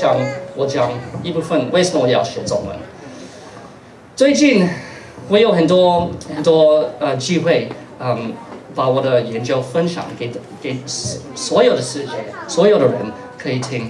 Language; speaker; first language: Chinese; non-native, fluent; English